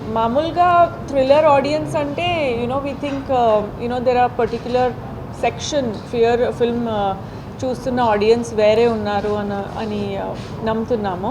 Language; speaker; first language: Telugu; non-native, fluent; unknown